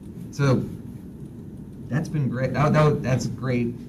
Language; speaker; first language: English; native; English